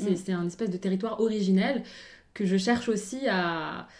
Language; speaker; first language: French; non-native, local second language; Arabic